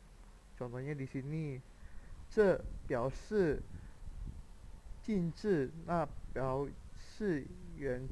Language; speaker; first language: Chinese; non-native, fluent; Indonesian